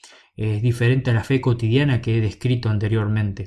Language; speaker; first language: Spanish; native; Spanish